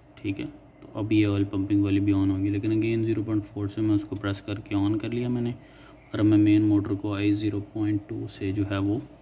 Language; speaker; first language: Urdu; native; Urdu